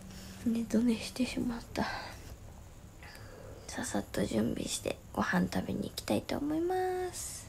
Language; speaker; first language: Japanese; native; Japanese